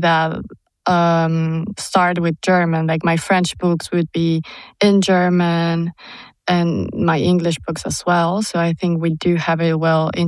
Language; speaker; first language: English; non-native, fluent; Spanish